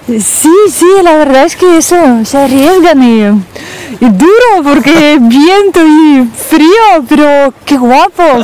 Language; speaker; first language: Spanish; non-native, fluent; Russian